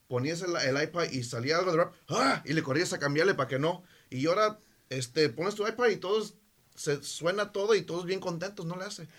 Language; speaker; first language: Spanish; early bilingual, heritage; Spanish